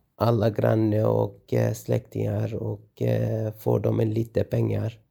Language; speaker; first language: Swedish; non-native, learner; Arabic